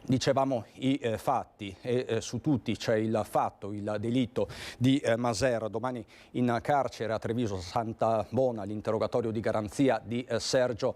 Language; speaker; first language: Italian; native; Italian